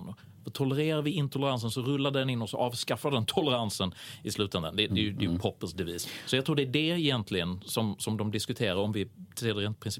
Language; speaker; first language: Swedish; native; Swedish